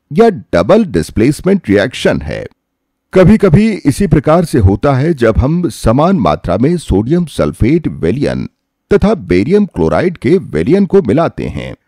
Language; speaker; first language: Hindi; native; Hindi